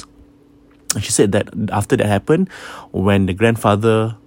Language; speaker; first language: English; native; English